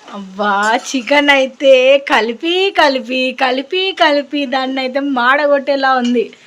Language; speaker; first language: Telugu; non-native, local second language; Lambadi